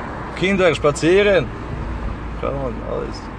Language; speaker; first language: German; non-native, learner; Serbian